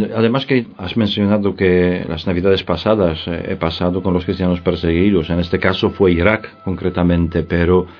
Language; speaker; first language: Spanish; non-native, fluent; Polish